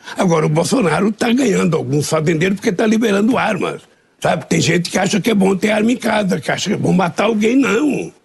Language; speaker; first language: Portuguese; native; Portuguese